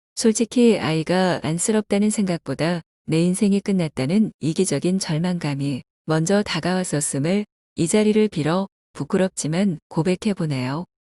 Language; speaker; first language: Korean; non-native, fluent; Chinese